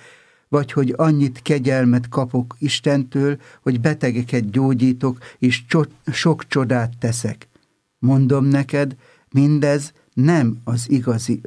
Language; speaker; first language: Hungarian; native; Hungarian